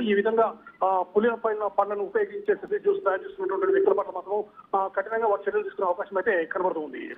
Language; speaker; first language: Telugu; native; Telugu